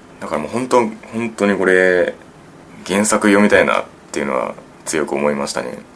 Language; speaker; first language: Japanese; native; Japanese